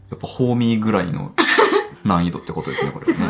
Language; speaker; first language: Japanese; native; Japanese